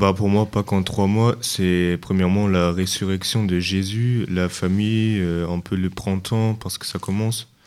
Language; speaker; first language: French; non-native, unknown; German